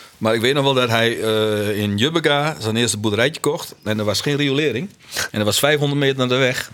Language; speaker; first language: Dutch; native; Dutch